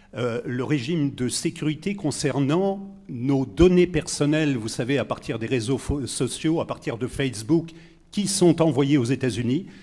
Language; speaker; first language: French; native; French